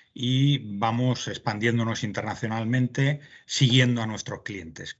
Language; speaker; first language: Spanish; native; Spanish